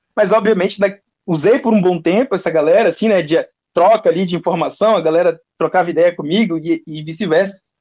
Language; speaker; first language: Portuguese; native; Portuguese